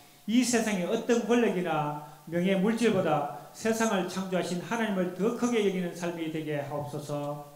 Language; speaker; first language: Korean; native; Korean